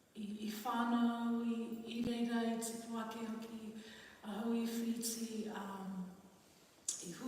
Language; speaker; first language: Māori; non-native, learner; Fijian